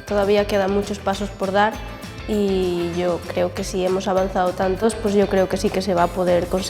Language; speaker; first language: Spanish; non-native, local second language; Galician